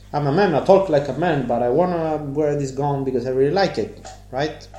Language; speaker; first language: English; non-native, fluent; Italian